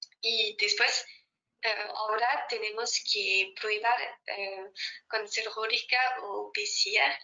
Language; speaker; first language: Spanish; non-native, fluent; French